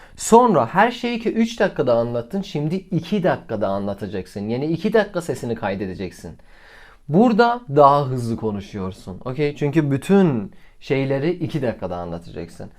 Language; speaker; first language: Turkish; non-native, fluent; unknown